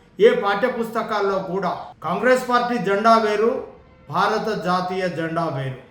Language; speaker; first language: Telugu; native; Telugu